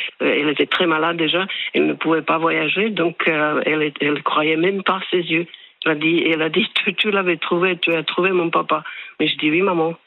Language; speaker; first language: French; non-native, fluent; Slovak